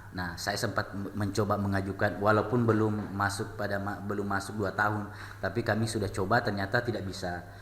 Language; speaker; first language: Indonesian; non-native, local second language; Buginese